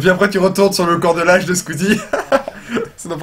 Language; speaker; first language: French; native; French